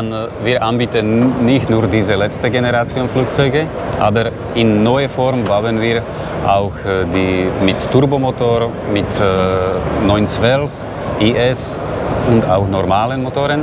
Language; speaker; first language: German; non-native, learner; Slovak